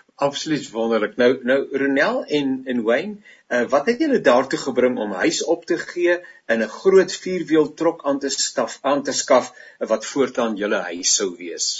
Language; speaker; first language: Afrikaans; native; Afrikaans